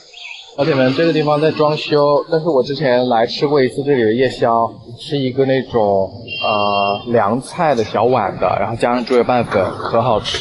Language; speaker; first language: Chinese; native; Chinese